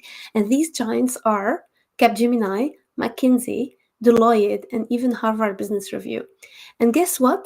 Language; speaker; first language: English; non-native, fluent; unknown